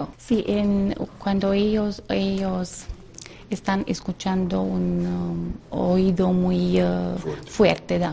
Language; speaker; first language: Spanish; non-native, learner; Romanian